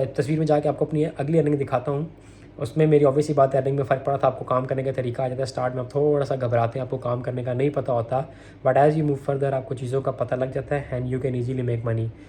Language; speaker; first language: Urdu; non-native, local second language; Punjabi